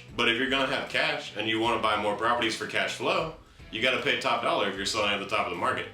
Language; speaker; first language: English; native; English